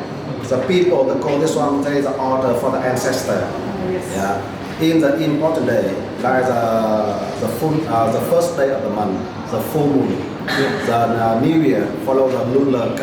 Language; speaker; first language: English; non-native, fluent; Vietnamese